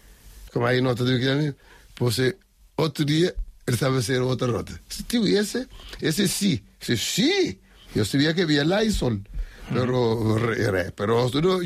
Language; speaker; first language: Spanish; non-native, learner; Kabuverdianu